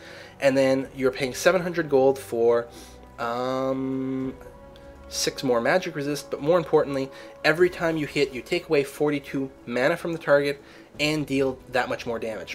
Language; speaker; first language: English; native; English